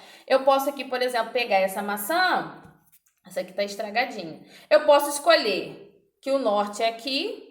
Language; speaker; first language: Portuguese; native; Portuguese